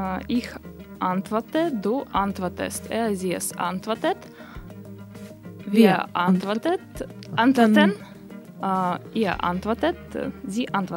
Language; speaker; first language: German; non-native, learner; Russian